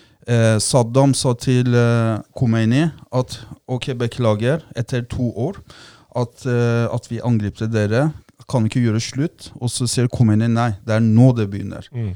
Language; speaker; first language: Norwegian; early bilingual, other home language; Persian